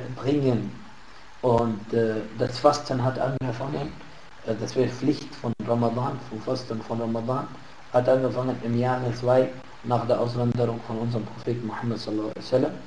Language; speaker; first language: German; non-native, fluent; Arabic